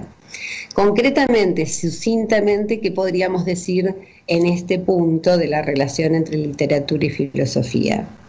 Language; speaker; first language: Spanish; native; Spanish